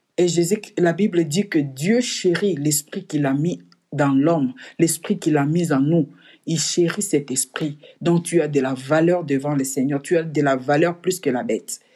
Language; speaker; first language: French; non-native, local second language; Lingala